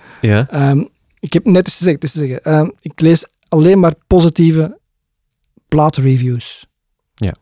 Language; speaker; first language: Dutch; native; Dutch